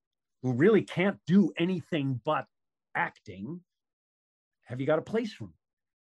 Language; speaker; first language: English; native; English